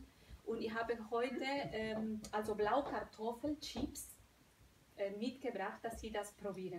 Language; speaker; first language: German; non-native, fluent; Spanish